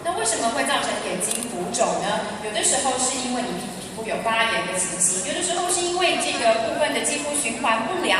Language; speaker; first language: Chinese; native; Chinese